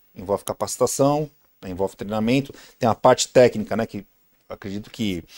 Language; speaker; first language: Portuguese; native; Portuguese